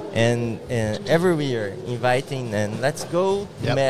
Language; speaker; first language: English; non-native, learner; Portuguese